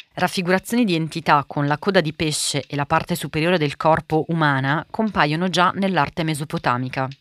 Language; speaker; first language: Italian; early bilingual, other home language; Portuguese